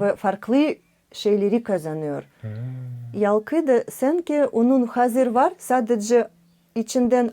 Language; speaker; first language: Turkish; non-native, learner; Russian